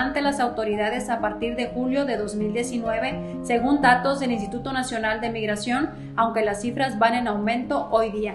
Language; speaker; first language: Spanish; native; Spanish